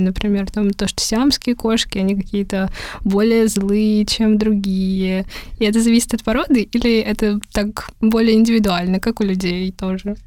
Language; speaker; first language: Russian; native; Russian